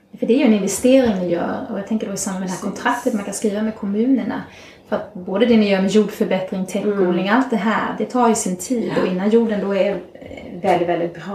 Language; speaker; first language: Swedish; native; Swedish